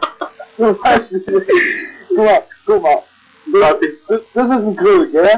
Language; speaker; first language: German; non-native, local second language; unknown